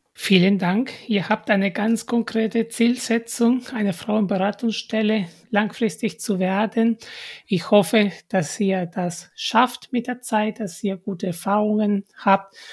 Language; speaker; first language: German; non-native, fluent; Spanish